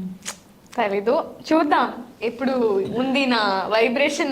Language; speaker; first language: Telugu; non-native, learner; Tamil